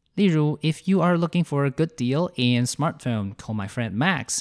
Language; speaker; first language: English; non-native, fluent; Chinese